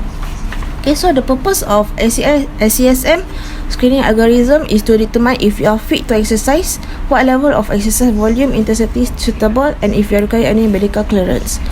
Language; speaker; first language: English; non-native, local second language; Malay